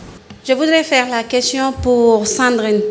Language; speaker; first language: French; non-native, learner; Spanish